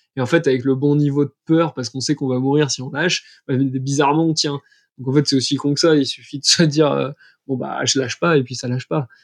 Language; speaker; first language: French; native; French